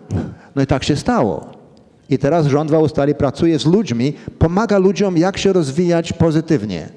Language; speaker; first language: Polish; early bilingual, heritage; Polish